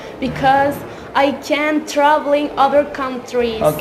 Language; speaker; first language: English; non-native, learner; Uzbek